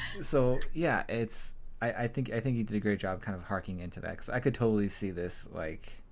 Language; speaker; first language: English; native; English